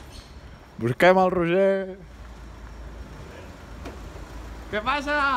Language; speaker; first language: Catalan; native; Catalan